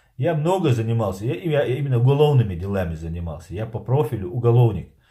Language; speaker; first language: Russian; non-native, local second language; Chechen